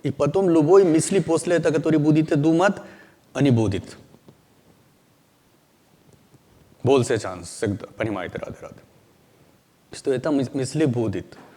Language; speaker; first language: Russian; non-native, learner; Hindi